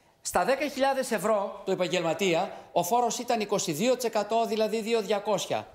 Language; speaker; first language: Greek; native; Greek